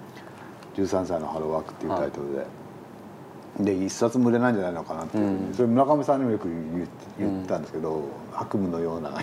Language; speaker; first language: Japanese; native; Japanese